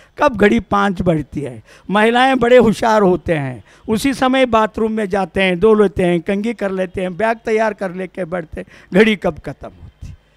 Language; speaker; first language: Hindi; non-native, local second language; Kannada